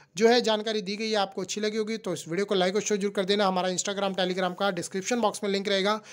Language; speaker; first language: Hindi; native; Hindi